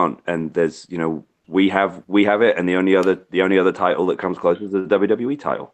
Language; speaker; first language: English; native; English